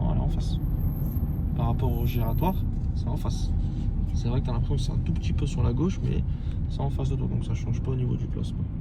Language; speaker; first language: French; native; French